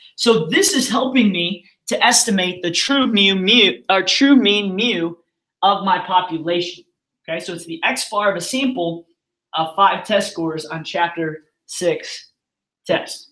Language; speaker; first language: English; native; English